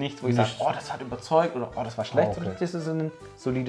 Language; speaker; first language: German; native; German